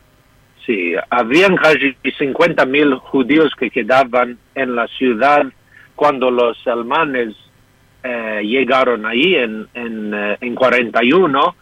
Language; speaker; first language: Spanish; non-native, fluent; English